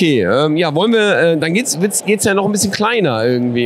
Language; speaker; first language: German; native; German